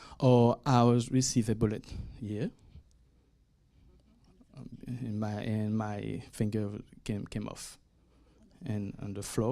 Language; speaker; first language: English; non-native, learner; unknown